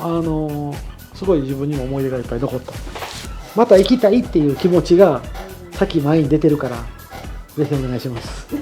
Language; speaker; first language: Japanese; native; Japanese